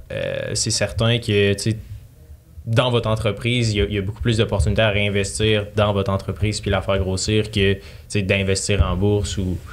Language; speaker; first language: French; native; French